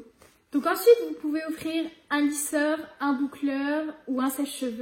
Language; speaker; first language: French; native; French